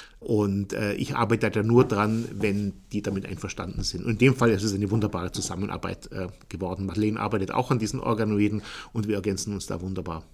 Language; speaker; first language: German; native; German